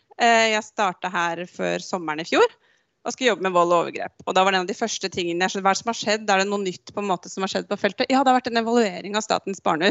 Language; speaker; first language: Norwegian; native; Norwegian